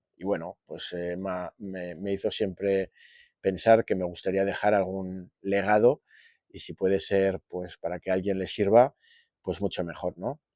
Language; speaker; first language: Spanish; native; Spanish